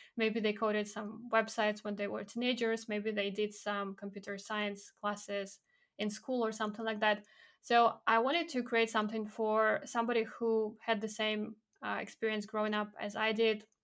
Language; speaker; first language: English; non-native, fluent; Belarusian